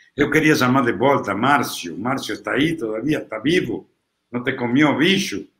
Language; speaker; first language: Portuguese; non-native, fluent; Italian